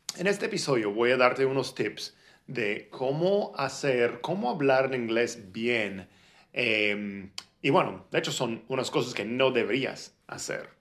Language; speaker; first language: Spanish; non-native, fluent; English